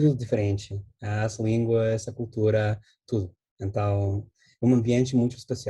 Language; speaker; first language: Portuguese; non-native, fluent; English